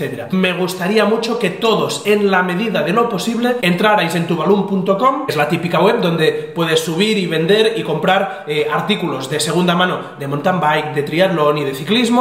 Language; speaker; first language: Spanish; native; Spanish